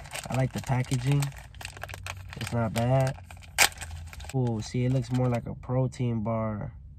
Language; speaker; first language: English; early bilingual, other home language; Spanish